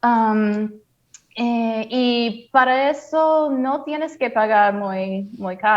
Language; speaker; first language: Spanish; non-native, fluent; English